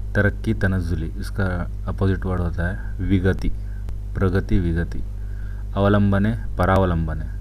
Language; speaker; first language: Urdu; non-native, local second language; Kannada